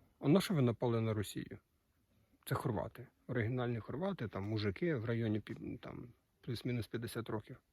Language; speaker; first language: Ukrainian; native; Ukrainian